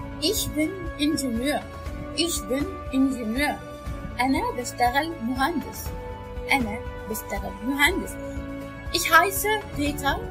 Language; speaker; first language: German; non-native, learner; Arabic